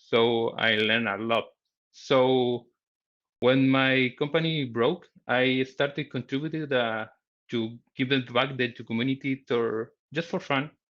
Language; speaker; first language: English; non-native, learner; Spanish